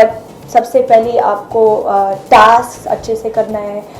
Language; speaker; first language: Hindi; non-native, fluent; Arabic